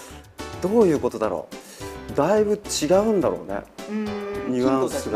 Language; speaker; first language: Japanese; native; Japanese